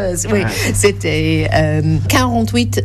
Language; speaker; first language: French; non-native, learner; English